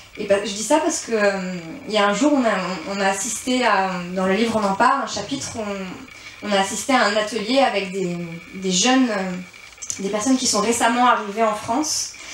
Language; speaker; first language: French; early bilingual, other home language; Persian